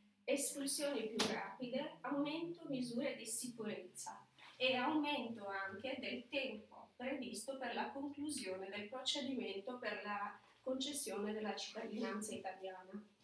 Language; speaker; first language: Italian; non-native, fluent; Albanian